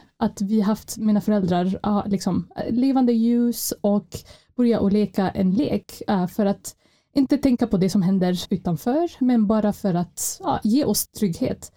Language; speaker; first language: Swedish; non-native, fluent; Arabic